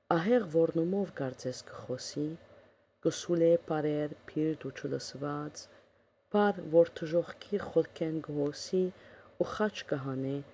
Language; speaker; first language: Armenian; early bilingual, heritage; Armenian